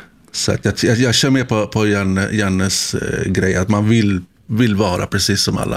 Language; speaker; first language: Swedish; native; Swedish